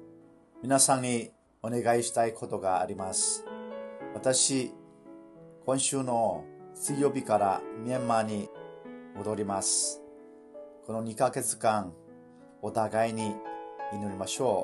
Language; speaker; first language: Japanese; non-native, fluent; Burmese